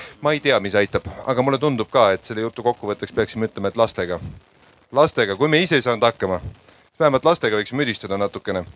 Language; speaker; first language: Estonian; native; Estonian